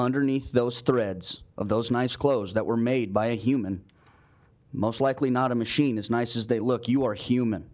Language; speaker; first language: English; native; English